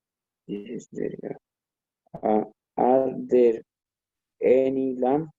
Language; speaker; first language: English; non-native, learner; Spanish